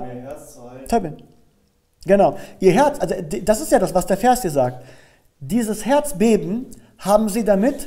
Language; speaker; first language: German; early bilingual, other home language; Turkish